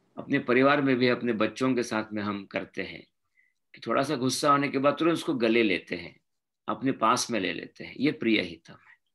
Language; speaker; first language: Hindi; non-native, local second language; Marathi